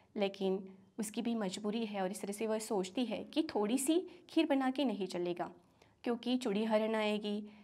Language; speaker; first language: Hindi; non-native, local second language; Marathi